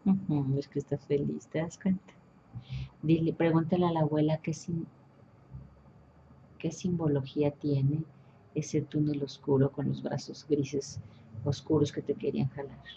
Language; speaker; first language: Spanish; native; Spanish